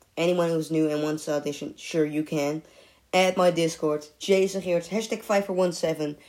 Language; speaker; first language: English; non-native, fluent; Dutch